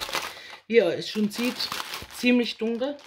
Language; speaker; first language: German; native; German